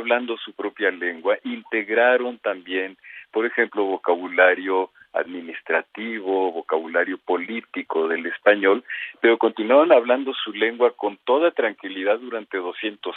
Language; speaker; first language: Spanish; native; Spanish